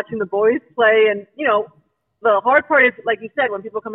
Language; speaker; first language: English; native; English